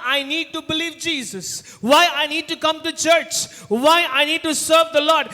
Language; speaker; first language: English; non-native, local second language; Tamil